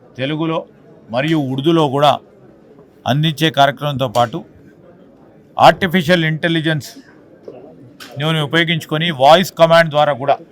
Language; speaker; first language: Telugu; native; Telugu